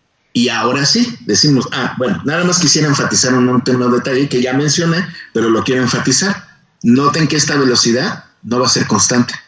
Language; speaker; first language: Spanish; native; Spanish